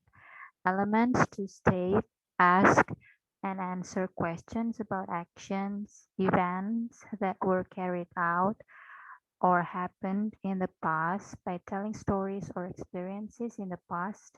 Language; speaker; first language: English; non-native, fluent; Indonesian